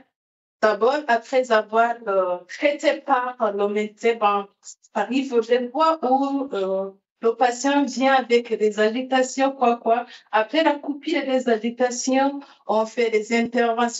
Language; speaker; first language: French; non-native, local second language; Rundi